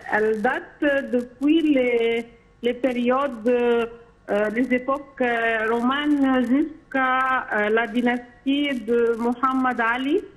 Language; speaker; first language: French; non-native, fluent; Arabic